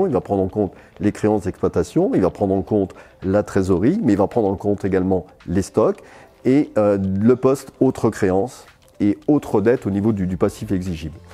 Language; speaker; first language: French; native; French